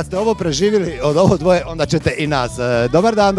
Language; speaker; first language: Croatian; native; Croatian